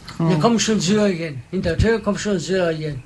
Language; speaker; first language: German; non-native, learner; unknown